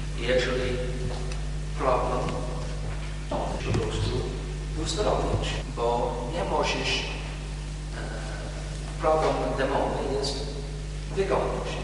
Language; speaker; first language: Polish; non-native, learner; English